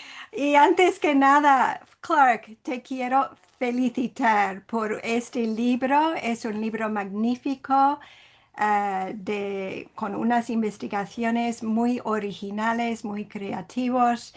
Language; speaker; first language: Spanish; non-native, fluent; English